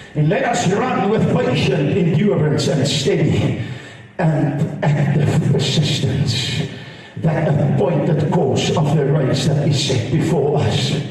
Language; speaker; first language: English; non-native, local second language; Afrikaans